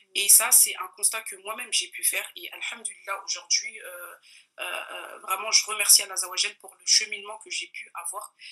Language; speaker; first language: French; non-native, local second language; Bambara